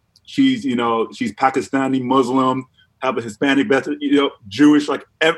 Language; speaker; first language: English; native; English